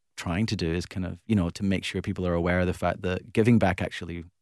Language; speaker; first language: English; native; English